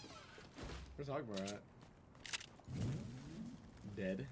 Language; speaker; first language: English; native; English